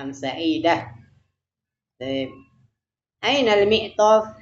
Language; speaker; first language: Arabic; non-native, fluent; Indonesian